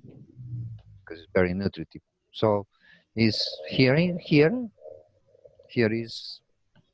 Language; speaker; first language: English; non-native, learner; Spanish